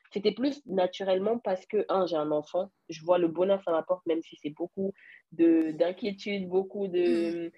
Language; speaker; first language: French; early bilingual, other home language; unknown